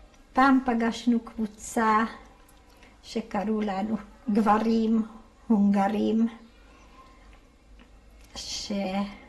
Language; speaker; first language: Hebrew; non-native, fluent; Hungarian